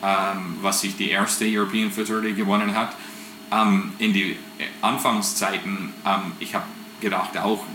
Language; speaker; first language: German; non-native, fluent; English